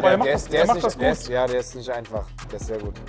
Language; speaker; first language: German; native; German